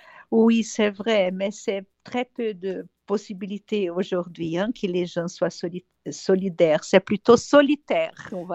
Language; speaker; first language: French; non-native, fluent; Portuguese